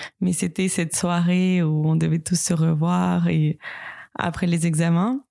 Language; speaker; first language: French; non-native, fluent; Russian